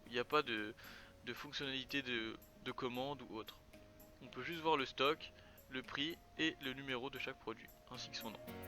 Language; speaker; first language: French; native; French